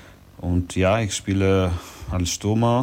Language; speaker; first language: German; non-native, learner; Ukrainian